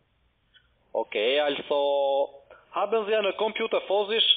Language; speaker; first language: German; non-native, learner; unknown